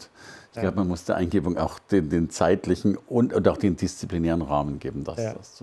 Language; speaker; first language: German; native; German